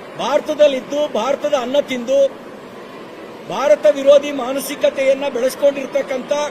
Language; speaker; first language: Kannada; native; Kannada